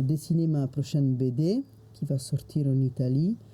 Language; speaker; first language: French; non-native, fluent; Italian